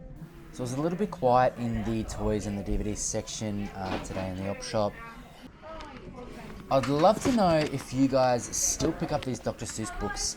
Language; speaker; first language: English; native; English